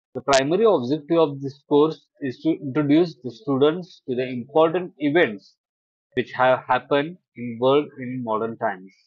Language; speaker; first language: English; non-native, local second language; Marathi